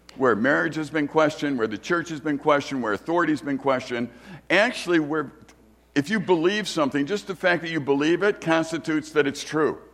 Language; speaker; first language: English; native; English